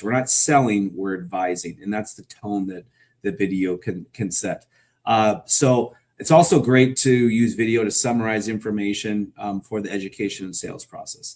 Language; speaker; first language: English; native; English